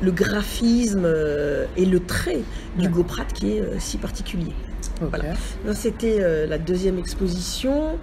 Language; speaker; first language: French; native; French